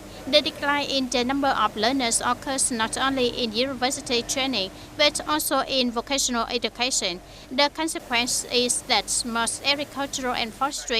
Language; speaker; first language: English; non-native, fluent; Vietnamese